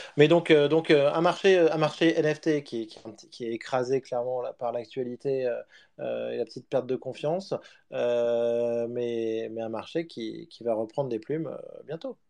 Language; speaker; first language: French; native; French